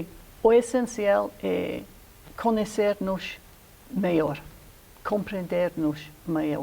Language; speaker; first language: Portuguese; non-native, fluent; English